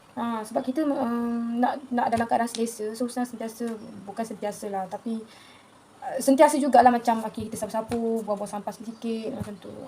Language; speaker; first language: Malay; native; Malay